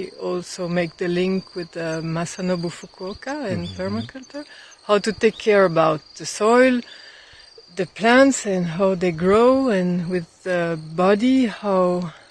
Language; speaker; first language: English; non-native, fluent; French